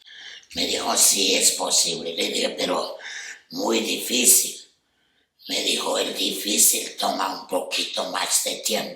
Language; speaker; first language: Spanish; non-native, fluent; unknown